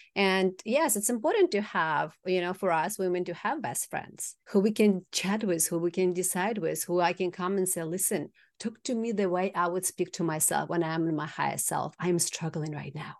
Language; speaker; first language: English; non-native, fluent; Russian